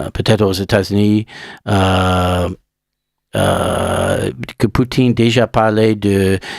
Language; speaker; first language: French; non-native, learner; English